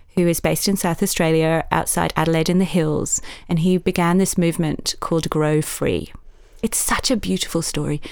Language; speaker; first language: English; native; English